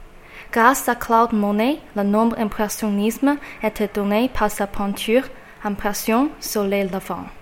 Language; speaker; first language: French; non-native, learner; Chinese